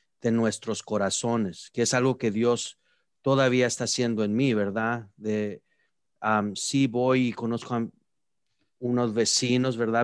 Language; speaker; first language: Spanish; early bilingual, heritage; Spanish